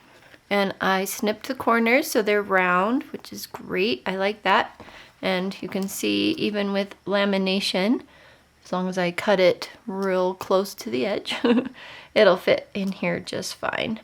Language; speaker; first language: English; native; English